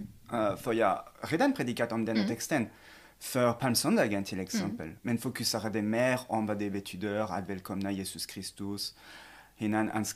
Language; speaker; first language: Swedish; non-native, fluent; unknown